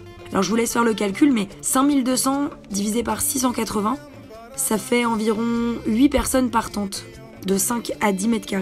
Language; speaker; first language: French; native; French